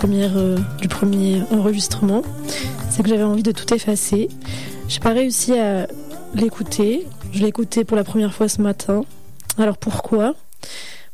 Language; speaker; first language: French; non-native, local second language; Arabic